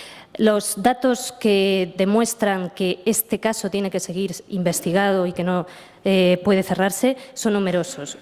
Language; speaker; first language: Spanish; native; Spanish